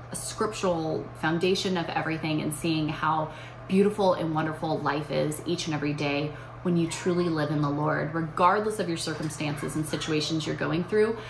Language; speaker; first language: English; native; English